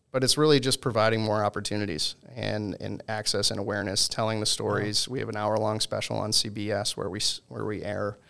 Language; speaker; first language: English; native; English